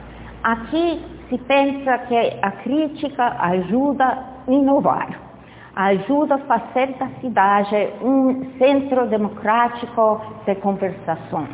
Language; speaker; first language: Portuguese; non-native, fluent; English